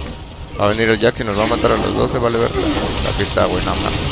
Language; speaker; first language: Spanish; native; Spanish